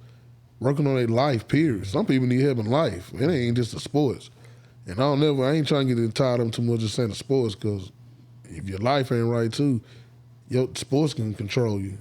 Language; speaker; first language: English; native; English